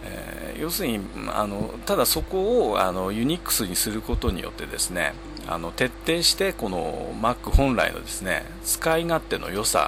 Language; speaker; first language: Japanese; native; Japanese